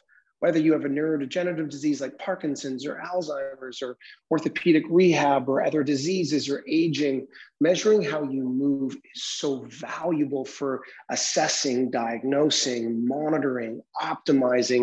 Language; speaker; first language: English; native; English